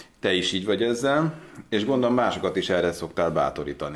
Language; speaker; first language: Hungarian; native; Hungarian